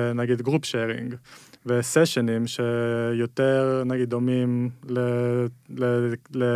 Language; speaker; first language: Hebrew; early bilingual, other home language; Spanish